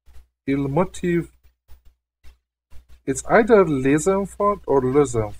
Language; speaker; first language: French; non-native, learner; English